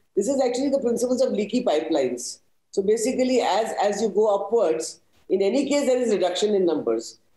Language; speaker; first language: English; non-native, local second language; Hindi